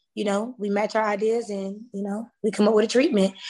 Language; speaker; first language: English; native; English